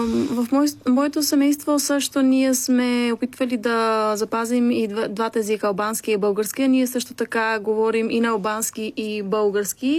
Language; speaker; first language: Bulgarian; early bilingual, heritage; Albanian